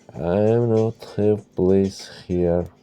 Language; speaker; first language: English; non-native, learner; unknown